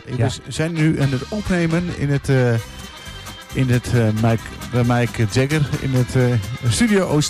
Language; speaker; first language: Dutch; native; Dutch